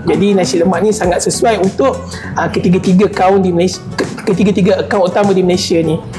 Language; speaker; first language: Malay; native; Malay